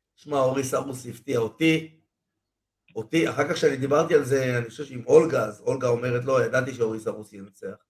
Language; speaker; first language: Hebrew; non-native, fluent; Spanish